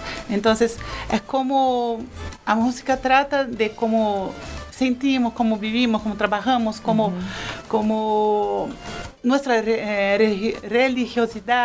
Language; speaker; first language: Spanish; non-native, fluent; Portuguese